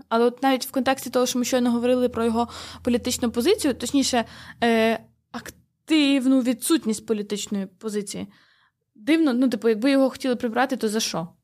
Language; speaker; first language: Ukrainian; native; Ukrainian